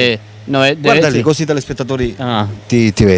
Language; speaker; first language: Italian; native; Italian